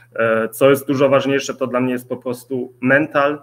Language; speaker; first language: Polish; early bilingual, heritage; Polish